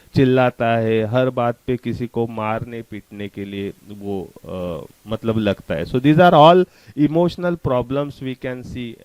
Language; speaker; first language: Hindi; non-native, local second language; Marathi